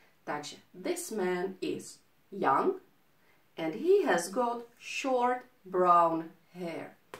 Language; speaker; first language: English; non-native, fluent; Czech